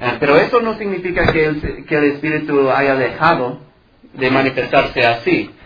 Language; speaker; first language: Spanish; non-native, fluent; English